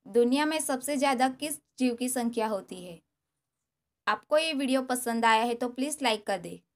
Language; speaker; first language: Hindi; non-native, local second language; Gujarati